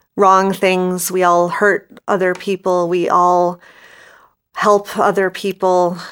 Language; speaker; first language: English; native; English